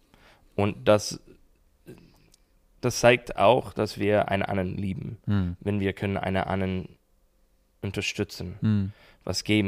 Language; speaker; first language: German; non-native, learner; English